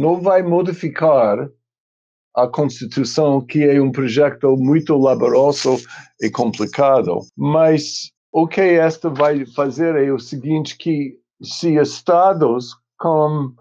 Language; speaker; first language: Portuguese; non-native, fluent; English